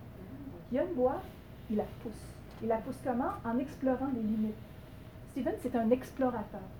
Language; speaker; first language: French; native; French